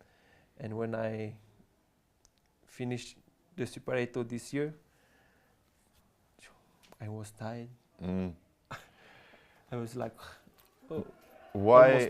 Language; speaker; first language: English; non-native, learner; French